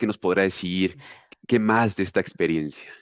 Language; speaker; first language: Spanish; native; Spanish